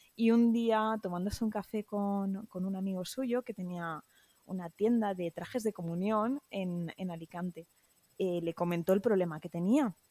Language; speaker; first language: Spanish; native; Spanish